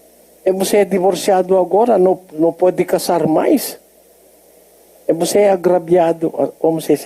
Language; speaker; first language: Portuguese; non-native, learner; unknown